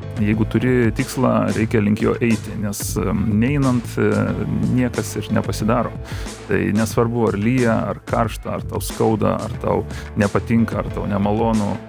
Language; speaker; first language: Lithuanian; early bilingual, other home language; Georgian